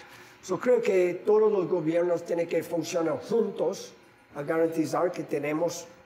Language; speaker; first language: Spanish; non-native, fluent; English